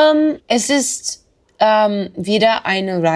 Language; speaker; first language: German; non-native, learner; English